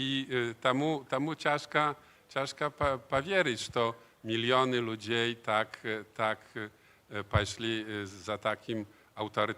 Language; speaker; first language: Polish; non-native, learner; Belarusian